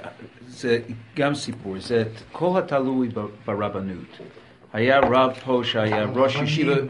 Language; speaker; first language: Hebrew; non-native, fluent; English